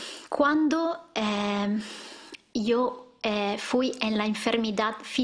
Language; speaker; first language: Spanish; non-native, learner; Italian